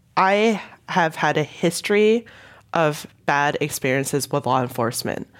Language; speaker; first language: English; non-native, local second language; Cantonese